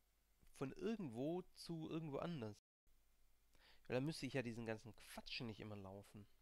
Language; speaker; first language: German; native; German